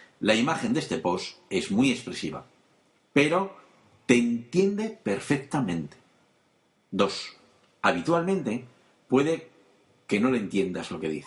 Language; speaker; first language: Spanish; native; Spanish